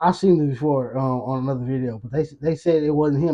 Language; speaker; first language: English; native; English